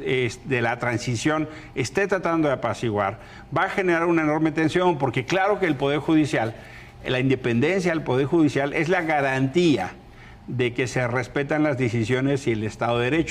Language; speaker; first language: Spanish; native; Spanish